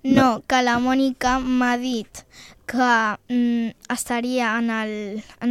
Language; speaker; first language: Catalan; early bilingual, other home language; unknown